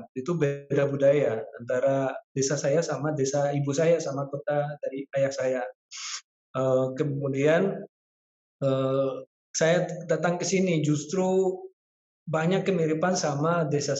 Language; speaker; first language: Indonesian; non-native, fluent; Spanish